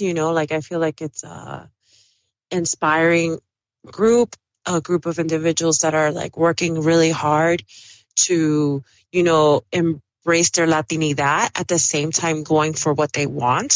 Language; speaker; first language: English; early bilingual, other home language; Spanish